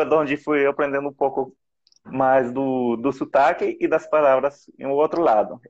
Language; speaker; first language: Portuguese; non-native, fluent; Spanish